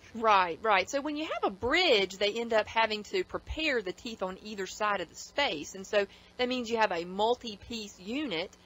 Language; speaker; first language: English; native; English